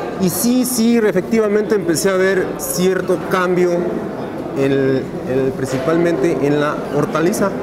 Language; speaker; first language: Spanish; native; Spanish